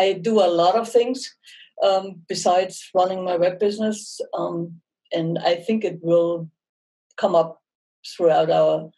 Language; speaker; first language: English; non-native, fluent; German